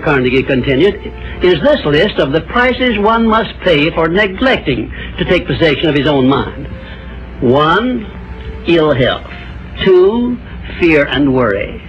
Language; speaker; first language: English; native; English